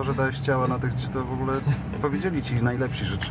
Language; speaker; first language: Polish; native; Polish